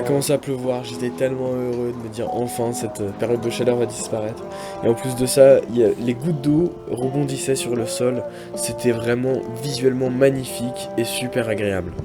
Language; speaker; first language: French; native; French